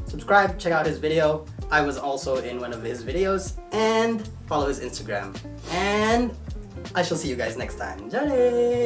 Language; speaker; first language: English; non-native, local second language; Filipino